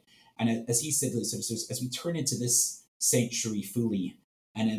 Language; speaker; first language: English; native; English